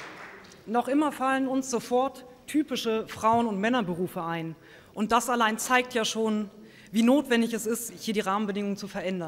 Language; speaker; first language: German; native; German